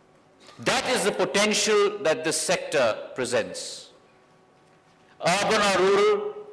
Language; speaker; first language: English; non-native, local second language; Hindi